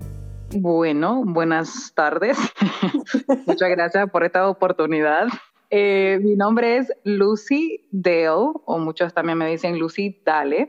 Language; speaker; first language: Spanish; early bilingual, heritage; Spanish